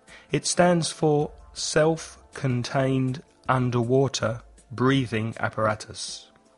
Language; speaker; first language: English; native; English